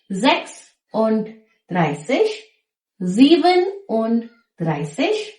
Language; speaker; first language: German; non-native, fluent; Hindi